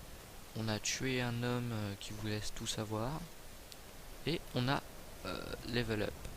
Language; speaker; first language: French; native; French